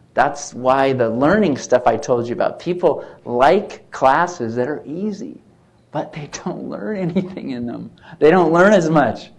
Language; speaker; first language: English; native; English